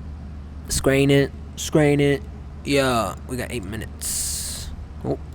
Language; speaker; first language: English; native; English